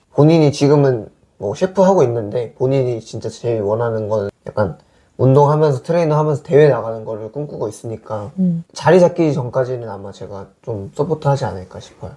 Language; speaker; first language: Korean; native; Korean